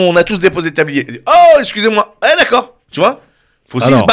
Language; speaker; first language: French; native; French